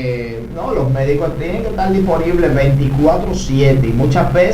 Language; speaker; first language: Spanish; native; Spanish